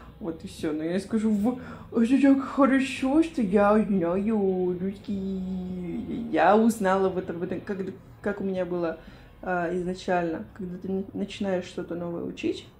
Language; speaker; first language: Russian; non-native, fluent; Spanish